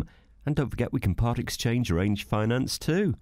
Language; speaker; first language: English; native; English